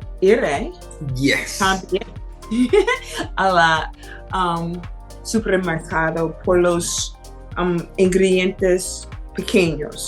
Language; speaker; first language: Spanish; non-native, learner; English